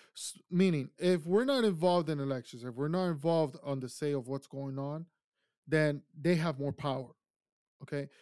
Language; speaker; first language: English; early bilingual, other home language; Spanish